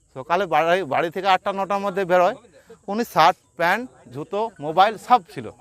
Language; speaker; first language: Bangla; native; Bangla